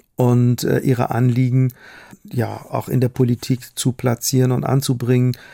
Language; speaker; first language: German; non-native, fluent; Persian